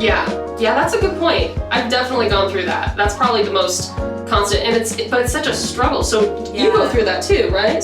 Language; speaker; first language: English; native; English